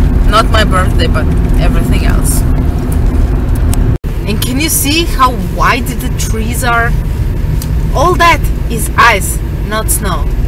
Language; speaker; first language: English; non-native, fluent; Slovenian